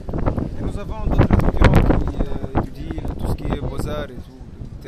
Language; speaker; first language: French; non-native, local second language; Arabic